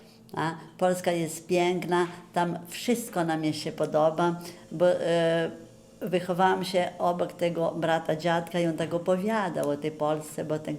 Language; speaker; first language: Polish; early bilingual, heritage; Polish